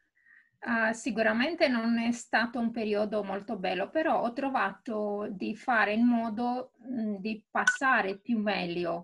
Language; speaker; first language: Italian; non-native, fluent; Romanian